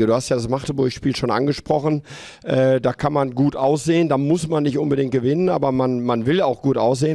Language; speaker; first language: German; native; German